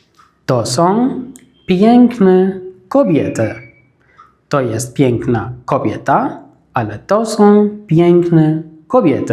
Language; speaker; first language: Polish; non-native, fluent; Arabic